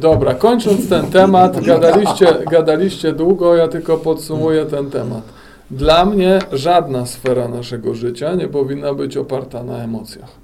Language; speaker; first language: Polish; native; Polish